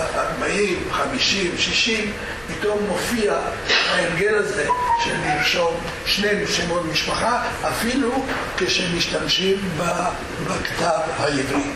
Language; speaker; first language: Hebrew; non-native, fluent; Spanish